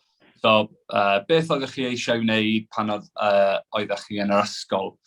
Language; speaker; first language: Welsh; non-native, local second language; English